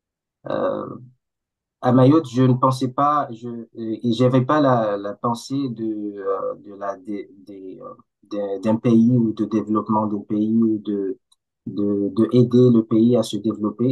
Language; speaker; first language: French; non-native, local second language; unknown